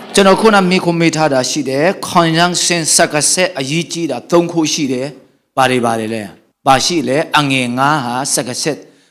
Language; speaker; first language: Burmese; non-native, local second language; Tedim Chin